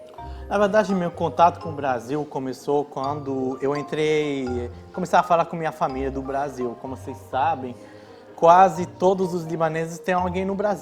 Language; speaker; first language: Portuguese; non-native, fluent; Arabic